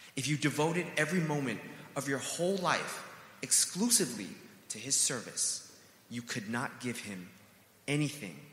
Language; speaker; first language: English; native; English